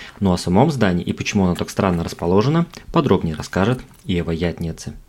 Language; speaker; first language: Russian; native; Russian